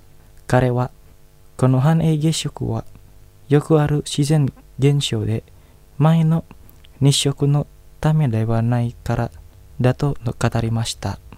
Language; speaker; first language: Japanese; non-native, fluent; Indonesian